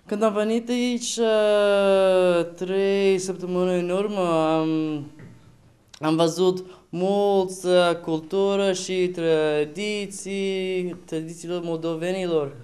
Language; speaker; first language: Romanian; non-native, learner; English